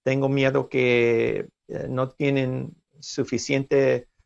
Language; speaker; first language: Spanish; non-native, learner; English